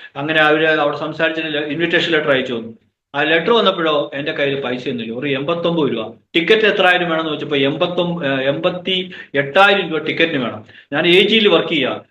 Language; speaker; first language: Malayalam; native; Malayalam